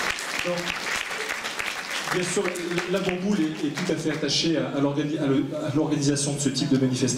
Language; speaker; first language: French; native; French